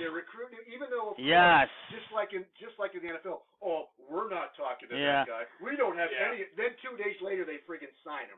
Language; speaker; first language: English; native; English